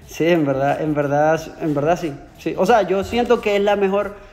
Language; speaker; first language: Spanish; native; Spanish